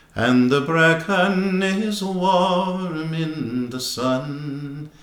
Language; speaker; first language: English; native; English